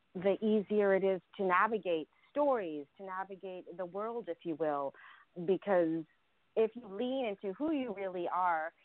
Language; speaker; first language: English; early bilingual, other home language; Russian